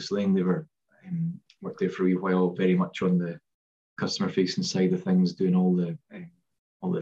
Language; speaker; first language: English; native; English